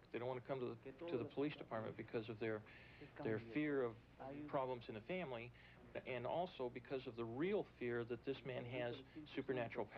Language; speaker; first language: English; native; English